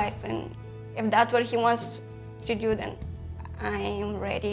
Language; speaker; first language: English; non-native, fluent; Romanian